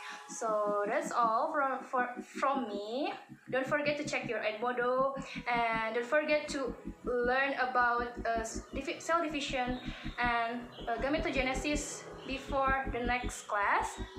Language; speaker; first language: English; non-native, fluent; Indonesian